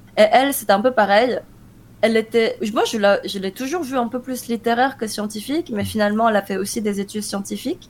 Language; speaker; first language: French; early bilingual, other home language; Korean